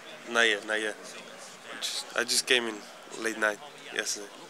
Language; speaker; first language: English; non-native, fluent; Slovenian